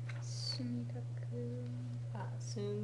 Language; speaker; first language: Japanese; non-native, learner; English